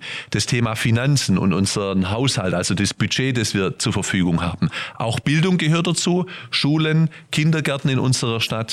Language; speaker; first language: German; native; German